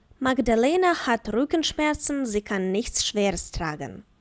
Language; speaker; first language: German; non-native, fluent; Ukrainian